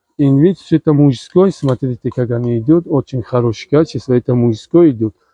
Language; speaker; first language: Russian; non-native, learner; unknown